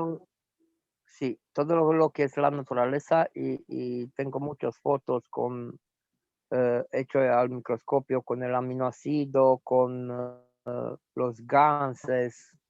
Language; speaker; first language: Spanish; non-native, fluent; Romanian